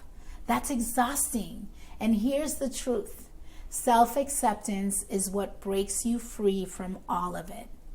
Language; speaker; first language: English; native; English